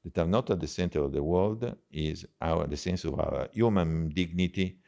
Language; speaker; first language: English; non-native, fluent; Italian